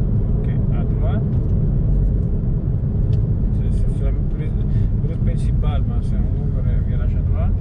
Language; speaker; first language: French; non-native, fluent; Italian